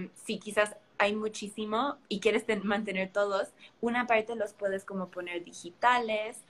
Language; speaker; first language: Spanish; early bilingual, heritage; Spanish